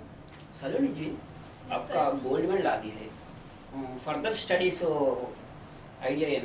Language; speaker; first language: Hindi; non-native, local second language; Telugu